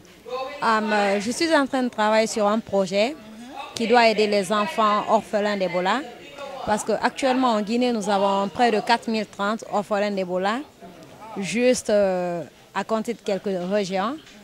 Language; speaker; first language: French; non-native, local second language; Fula